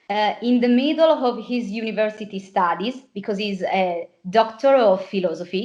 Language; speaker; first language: English; non-native, fluent; Italian